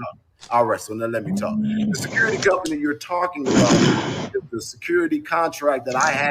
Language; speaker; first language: English; native; English